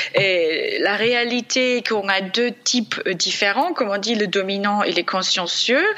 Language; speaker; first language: French; non-native, fluent; German